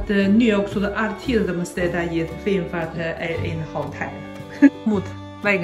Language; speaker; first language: Swedish; non-native, learner; Chinese